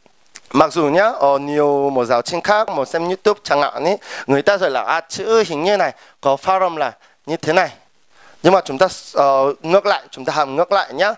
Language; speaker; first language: Vietnamese; non-native, fluent; Korean